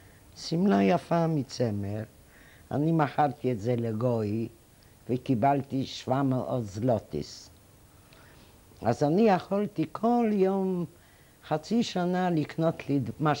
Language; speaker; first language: Hebrew; non-native, fluent; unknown